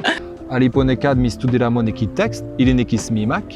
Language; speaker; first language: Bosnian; non-native, learner; French